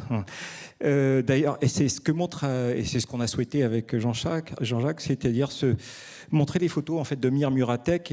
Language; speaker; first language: French; native; French